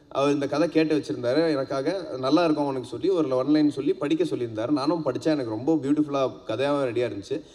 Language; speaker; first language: Tamil; native; Tamil